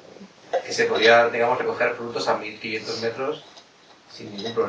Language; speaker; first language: Spanish; native; Spanish